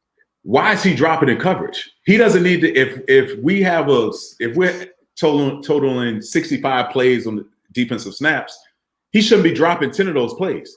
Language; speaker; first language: English; native; English